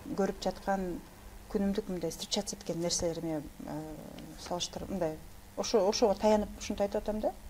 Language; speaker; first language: Kyrgyz; non-native, local second language; Russian